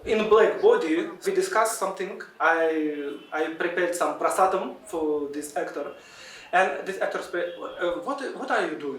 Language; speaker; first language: English; non-native, learner; Russian